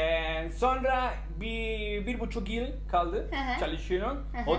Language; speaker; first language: Turkish; non-native, learner; Spanish